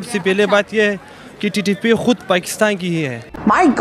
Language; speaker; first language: Hindi; non-native, local second language; Pashto